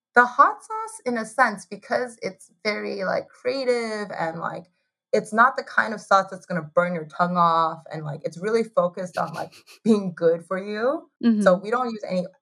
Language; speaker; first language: English; early bilingual, heritage; Chinese